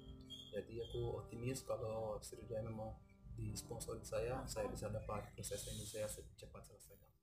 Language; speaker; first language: Indonesian; non-native, fluent; Portuguese